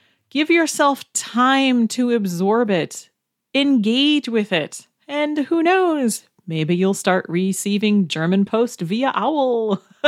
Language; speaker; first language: English; native; English